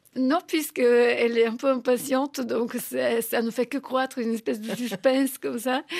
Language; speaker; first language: French; non-native, fluent; Bulgarian